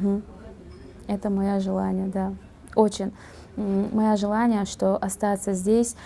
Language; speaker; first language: Russian; non-native, fluent; Uzbek